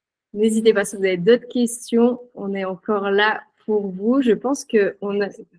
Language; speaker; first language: French; native; French